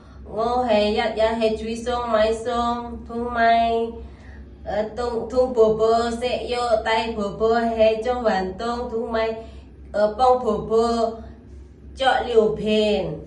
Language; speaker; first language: Cantonese; non-native, learner; Indonesian